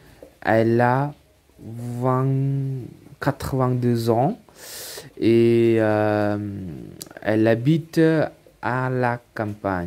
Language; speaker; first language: French; non-native, learner; Khmer